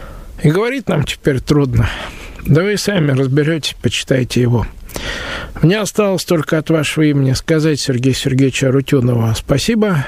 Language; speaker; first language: Russian; native; Russian